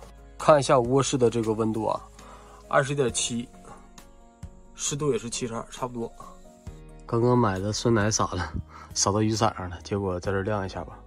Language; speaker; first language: Chinese; native; Chinese